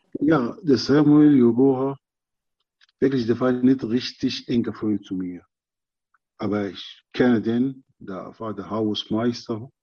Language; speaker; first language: German; non-native, learner; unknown